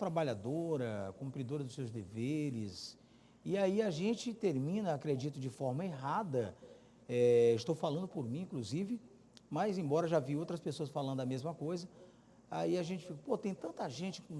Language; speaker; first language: Portuguese; native; Portuguese